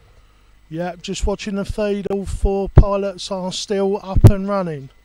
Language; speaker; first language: English; native; English